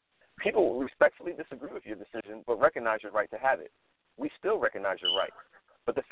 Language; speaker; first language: English; native; English